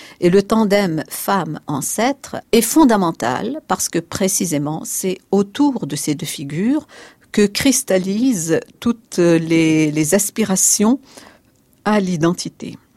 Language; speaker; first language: French; non-native, local second language; Arabic